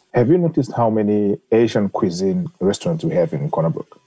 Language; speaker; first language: English; non-native, local second language; Kinyarwanda